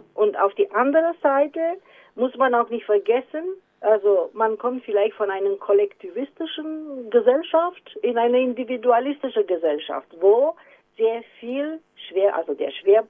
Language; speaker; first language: German; non-native, fluent; Romanian